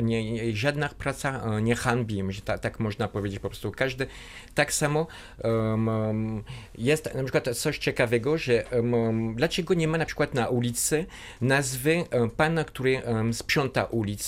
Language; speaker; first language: Polish; non-native, fluent; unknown